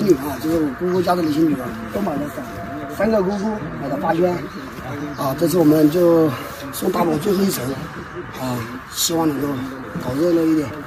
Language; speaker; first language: Chinese; native; Chinese